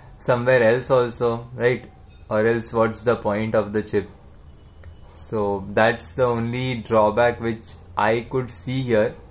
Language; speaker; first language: English; non-native, local second language; Hindi